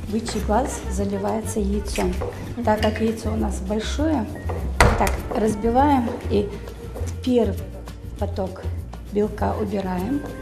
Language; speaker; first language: Russian; native; Russian